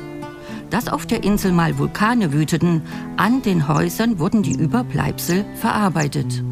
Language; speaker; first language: German; native; German